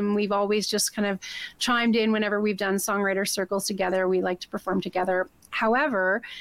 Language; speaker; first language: English; native; English